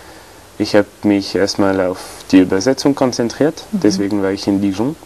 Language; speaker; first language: German; non-native, fluent; French